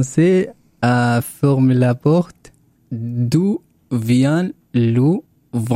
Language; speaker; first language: French; non-native, learner; Arabic